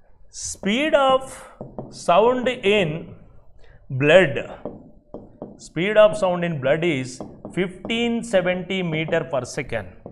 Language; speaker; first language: English; non-native, local second language; Telugu